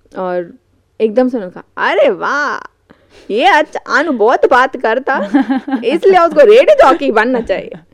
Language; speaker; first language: Hindi; native; Hindi